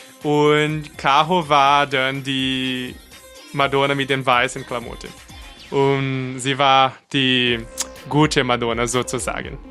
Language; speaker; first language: German; non-native, fluent; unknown